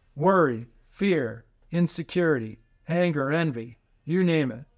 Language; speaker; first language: English; native; English